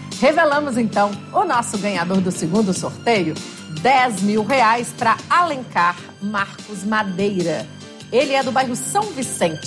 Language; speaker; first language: Portuguese; native; Portuguese